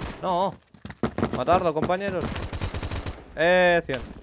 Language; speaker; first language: Spanish; native; Spanish